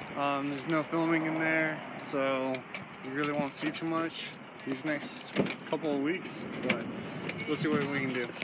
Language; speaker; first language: English; native; English